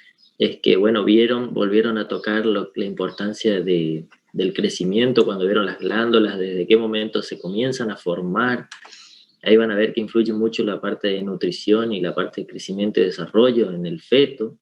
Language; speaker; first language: Spanish; native; Spanish